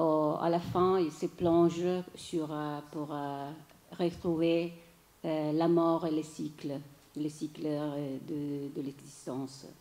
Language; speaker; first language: French; non-native, fluent; Italian